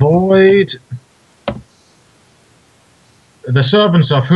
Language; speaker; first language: English; native; English